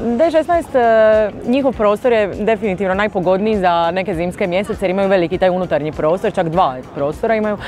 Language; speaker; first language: Croatian; native; Croatian